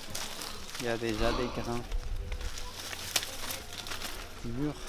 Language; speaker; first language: French; non-native, fluent; Spanish